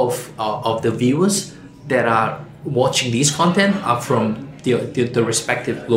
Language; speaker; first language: English; non-native, local second language; Chinese